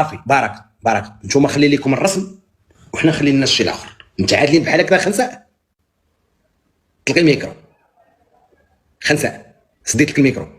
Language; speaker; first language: Arabic; native; Arabic